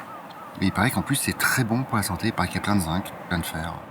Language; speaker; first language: French; native; French